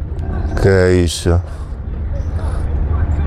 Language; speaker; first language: Portuguese; non-native, learner; Polish